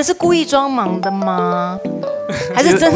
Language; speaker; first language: Chinese; native; Chinese